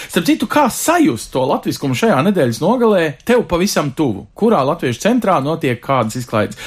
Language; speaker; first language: Latvian; native; Latvian